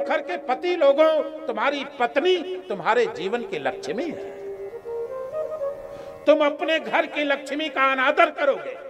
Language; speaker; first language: Hindi; native; Hindi